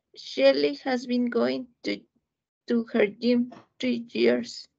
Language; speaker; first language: English; non-native, learner; Spanish